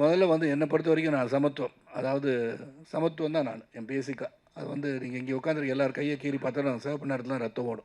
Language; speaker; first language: Tamil; native; Tamil